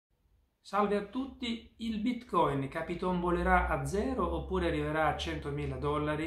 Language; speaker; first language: Italian; native; Italian